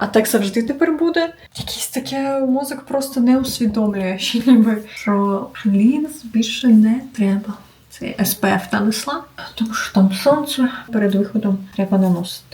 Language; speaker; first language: Ukrainian; native; Ukrainian